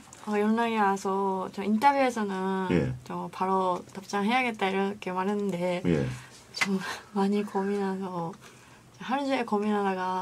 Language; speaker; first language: Korean; non-native, learner; Japanese